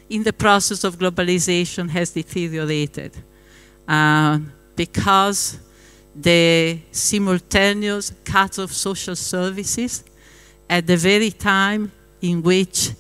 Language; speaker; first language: English; non-native, fluent; Italian